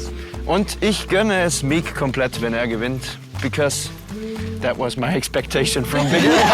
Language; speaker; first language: German; native; German